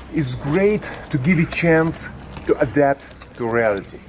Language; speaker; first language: English; non-native, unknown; Ukrainian